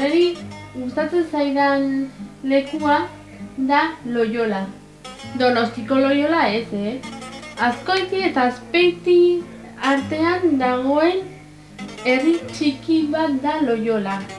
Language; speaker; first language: Basque; non-native, local second language; Spanish